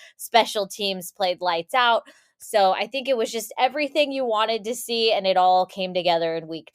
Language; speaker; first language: English; native; English